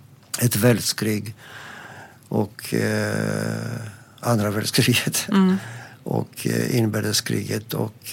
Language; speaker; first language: Swedish; non-native, fluent; Greek